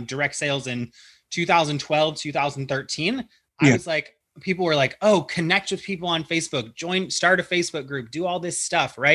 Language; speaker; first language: English; native; English